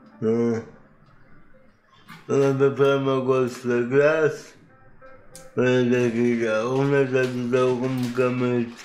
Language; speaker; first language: German; native; German